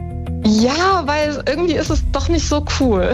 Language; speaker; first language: German; native; German